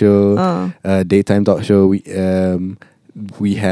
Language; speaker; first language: English; non-native, local second language; Malay